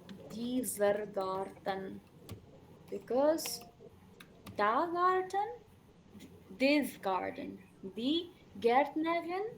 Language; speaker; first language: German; non-native, learner; Urdu